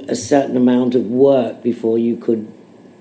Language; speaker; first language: English; native; English